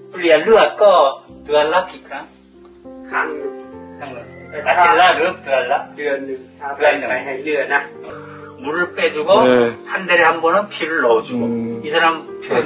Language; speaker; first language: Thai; non-native, fluent; Korean